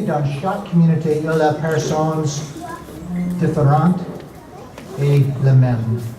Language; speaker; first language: French; non-native, learner; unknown